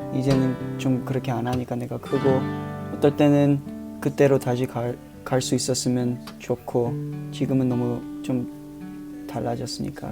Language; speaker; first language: Korean; early bilingual, heritage; Korean